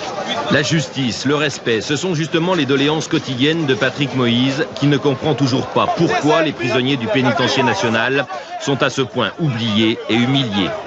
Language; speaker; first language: French; native; French